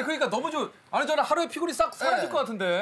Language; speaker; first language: Korean; native; Korean